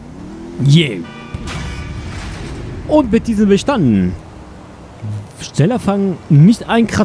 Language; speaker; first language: German; native; German